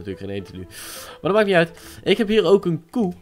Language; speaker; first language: Dutch; native; Dutch